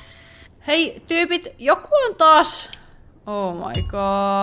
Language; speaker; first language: Finnish; native; Finnish